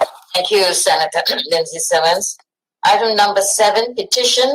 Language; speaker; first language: English; native; English